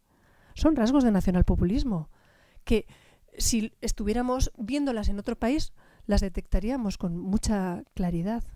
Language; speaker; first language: Spanish; native; Spanish